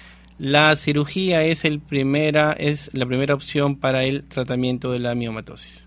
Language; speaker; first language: Spanish; native; Spanish